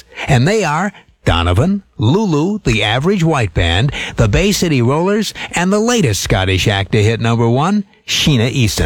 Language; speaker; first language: English; native; English